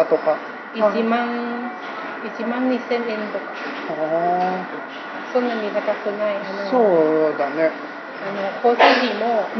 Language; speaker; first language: Japanese; non-native, learner; Thai